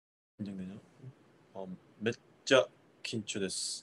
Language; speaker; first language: Japanese; non-native, learner; Korean